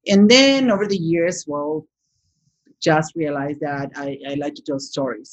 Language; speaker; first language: English; non-native, fluent; Spanish